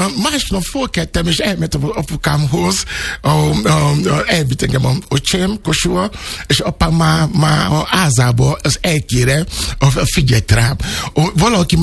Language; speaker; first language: Hungarian; non-native, learner; Yoruba